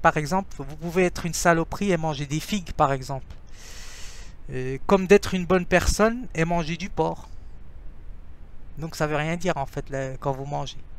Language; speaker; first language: French; non-native, fluent; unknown